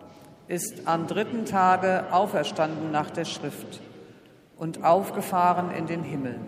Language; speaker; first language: German; native; German